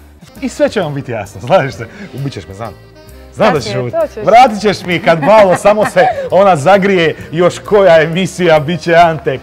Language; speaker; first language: Croatian; native; Croatian